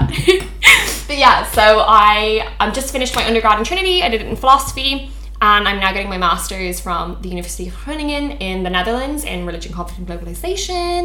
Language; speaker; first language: English; native; English